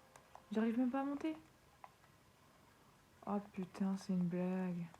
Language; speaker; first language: French; native; French